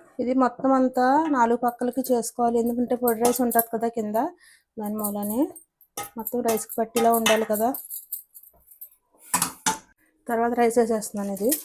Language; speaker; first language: Telugu; native; Telugu